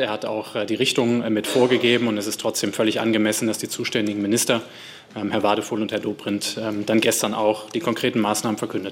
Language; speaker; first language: German; native; German